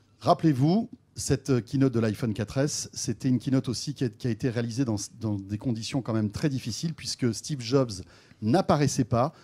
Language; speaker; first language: French; native; French